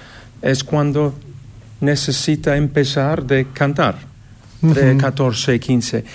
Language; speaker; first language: Spanish; non-native, fluent; English